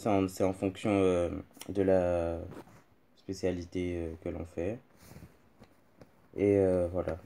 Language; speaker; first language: French; native; French